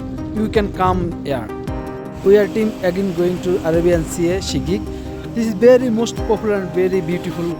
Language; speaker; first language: English; non-native, learner; Bangla